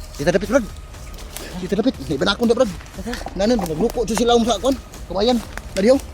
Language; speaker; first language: Filipino; non-native, local second language; Cebuano